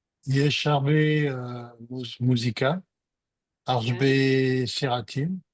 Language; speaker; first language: Hebrew; non-native, learner; French